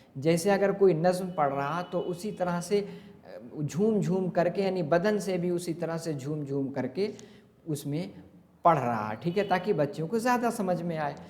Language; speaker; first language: Urdu; native; Urdu